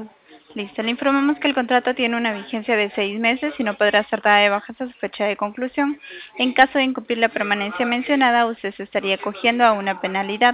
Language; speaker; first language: Spanish; native; Spanish